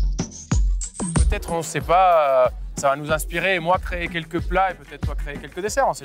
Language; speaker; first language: French; non-native, fluent; Spanish